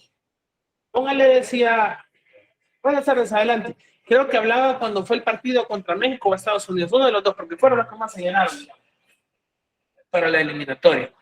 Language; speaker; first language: Spanish; native; Spanish